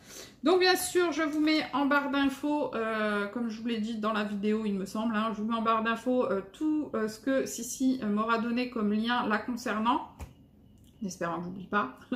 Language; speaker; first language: French; native; French